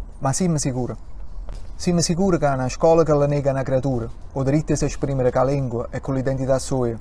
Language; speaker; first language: Italian; non-native, local second language; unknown